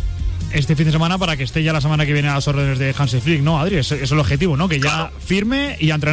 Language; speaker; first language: Spanish; native; Spanish